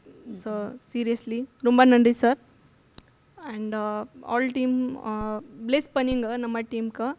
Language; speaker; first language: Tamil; non-native, learner; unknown